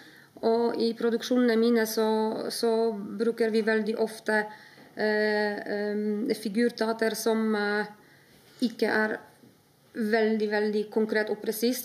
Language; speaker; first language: Norwegian; non-native, fluent; Polish